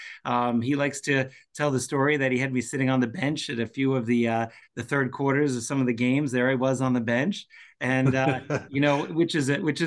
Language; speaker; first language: English; native; English